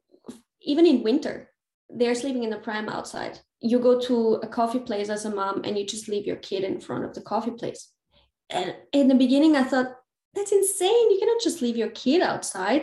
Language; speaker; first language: English; non-native, fluent; German